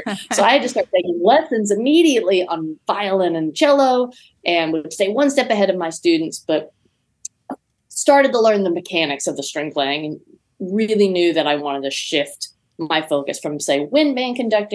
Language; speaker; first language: English; native; English